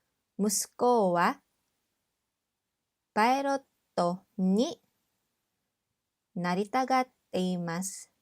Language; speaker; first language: Japanese; non-native, fluent; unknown